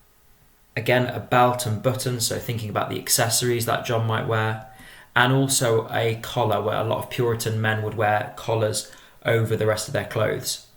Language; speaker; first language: English; native; English